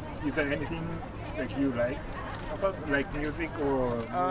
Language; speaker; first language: English; non-native, fluent; Japanese